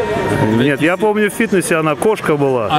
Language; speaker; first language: Russian; native; Russian